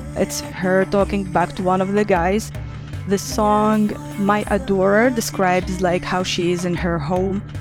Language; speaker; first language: English; non-native, fluent; Arabic